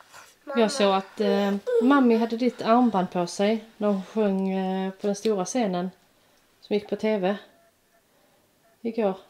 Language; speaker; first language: Swedish; native; Swedish